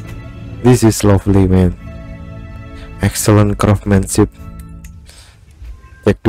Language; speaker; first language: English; non-native, learner; Indonesian